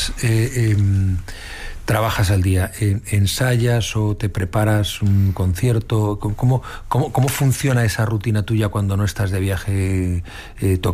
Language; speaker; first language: Spanish; native; Spanish